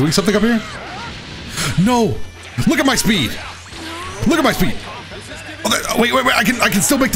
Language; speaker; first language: English; native; English